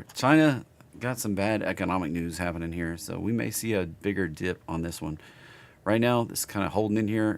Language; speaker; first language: English; native; English